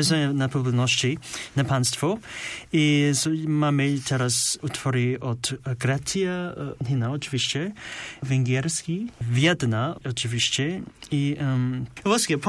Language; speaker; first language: Polish; non-native, learner; Chinese